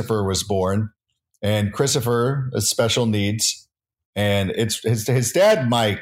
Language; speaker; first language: English; native; English